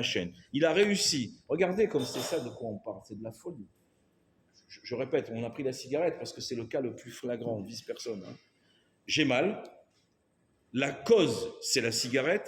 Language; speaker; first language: French; native; French